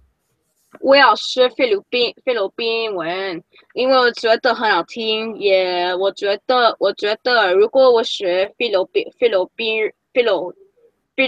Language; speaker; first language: Chinese; non-native, learner; English